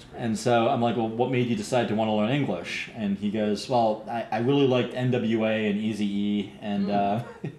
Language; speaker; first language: English; native; English